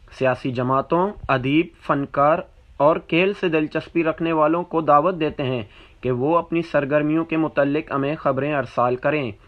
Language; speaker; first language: Urdu; non-native, local second language; Baluchi